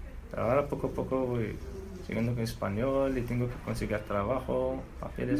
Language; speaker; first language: Spanish; non-native, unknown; Arabic